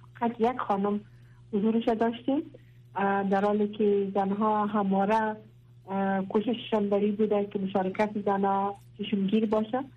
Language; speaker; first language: Persian; non-native, local second language; Pashto